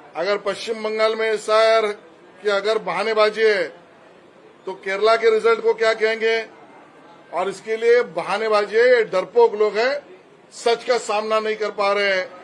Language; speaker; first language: Hindi; non-native, local second language; Marathi